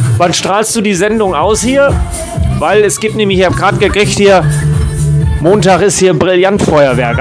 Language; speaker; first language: German; native; German